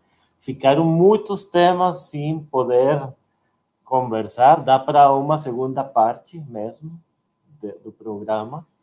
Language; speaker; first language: Portuguese; non-native, learner; Spanish